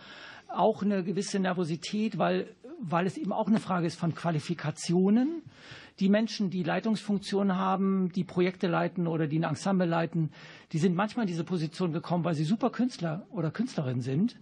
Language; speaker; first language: German; native; German